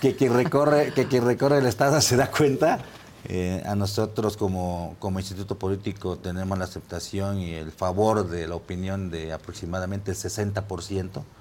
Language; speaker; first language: Spanish; native; Spanish